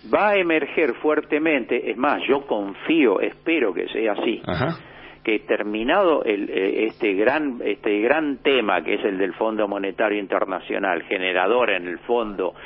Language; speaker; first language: Spanish; native; Spanish